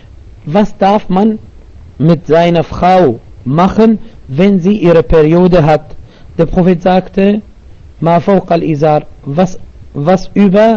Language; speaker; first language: German; non-native, learner; Arabic